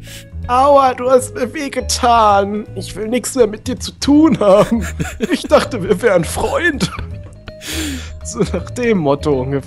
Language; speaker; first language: German; native; German